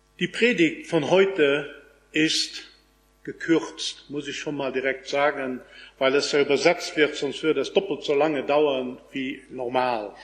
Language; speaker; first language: German; non-native, local second language; Luxembourgish